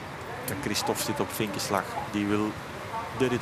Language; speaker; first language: Dutch; native; Dutch